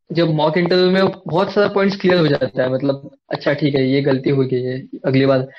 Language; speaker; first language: Hindi; non-native, local second language; Marathi